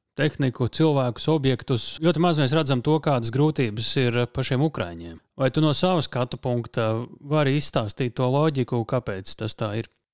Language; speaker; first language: Latvian; native; Latvian